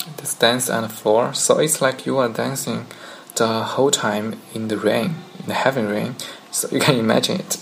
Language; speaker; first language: English; non-native, fluent; Chinese